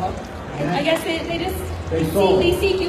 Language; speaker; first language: English; native; English